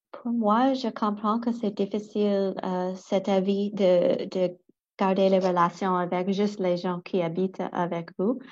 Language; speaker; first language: French; non-native, local second language; English